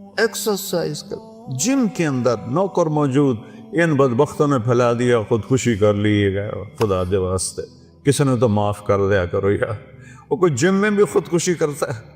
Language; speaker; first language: Urdu; non-native, local second language; Saraiki